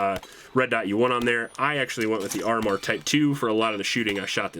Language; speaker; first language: English; native; English